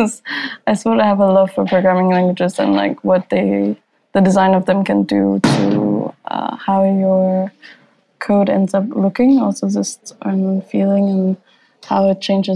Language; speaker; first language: English; non-native, fluent; Danish